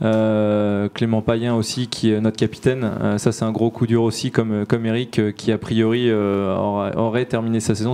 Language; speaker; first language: French; native; French